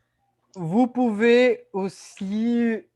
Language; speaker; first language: French; non-native, fluent; Spanish